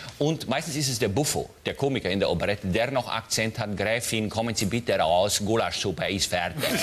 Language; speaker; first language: German; native; German